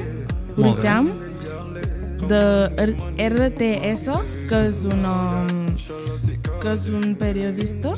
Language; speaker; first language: Catalan; non-native, learner; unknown